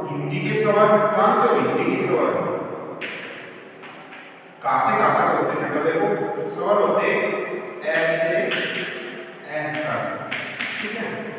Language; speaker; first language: Hindi; native; Hindi